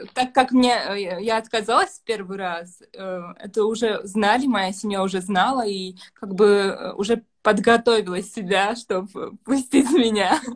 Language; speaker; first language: Russian; non-native, local second language; Armenian